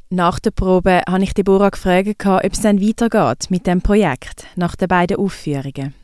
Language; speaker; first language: German; native; German